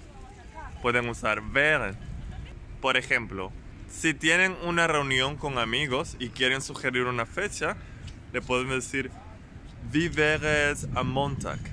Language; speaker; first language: Spanish; non-native, fluent; German